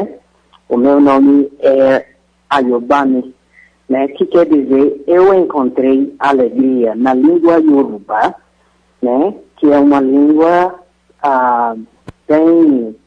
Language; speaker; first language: Portuguese; non-native, fluent; Yoruba